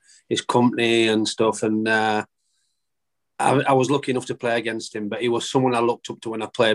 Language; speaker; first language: English; native; English